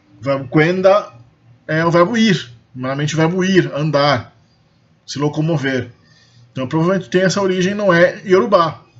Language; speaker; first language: Portuguese; native; Portuguese